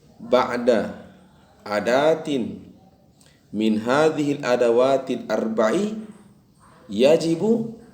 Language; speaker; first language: Arabic; non-native, fluent; Indonesian